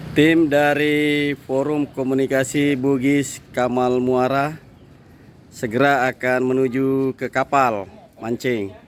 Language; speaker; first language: Indonesian; native; Indonesian